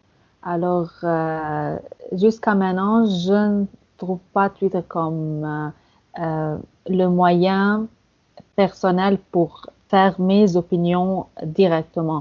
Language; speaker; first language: French; non-native, fluent; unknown